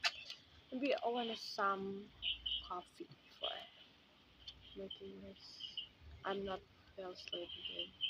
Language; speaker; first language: English; non-native, learner; Indonesian